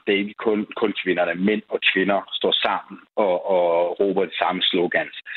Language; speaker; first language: Danish; early bilingual, other home language; Persian